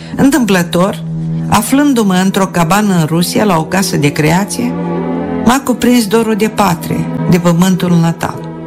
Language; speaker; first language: Romanian; non-native, local second language; Russian